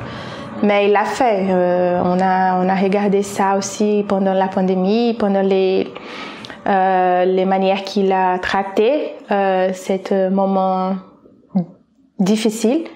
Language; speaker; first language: French; non-native, fluent; Portuguese